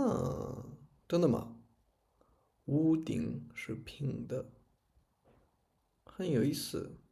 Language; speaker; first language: Chinese; non-native, learner; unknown